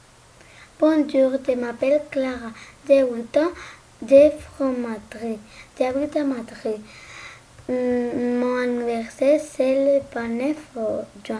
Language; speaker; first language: French; non-native, learner; Spanish